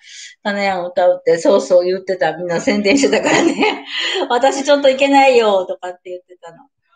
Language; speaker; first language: Japanese; native; Japanese